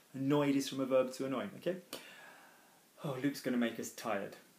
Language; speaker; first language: English; native; English